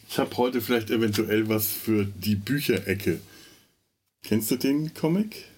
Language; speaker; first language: German; native; German